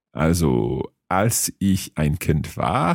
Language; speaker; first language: German; non-native, learner; English